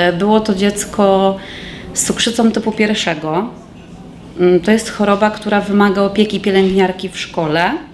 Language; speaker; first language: Polish; native; Polish